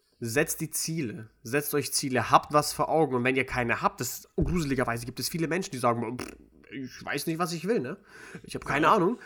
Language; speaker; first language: German; early bilingual, other home language; Russian